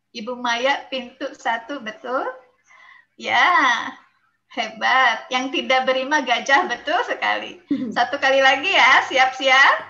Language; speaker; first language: Indonesian; native; Indonesian